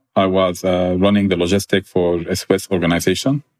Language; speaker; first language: English; non-native, fluent; Arabic